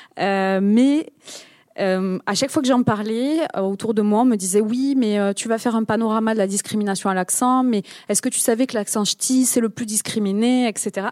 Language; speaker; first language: French; native; French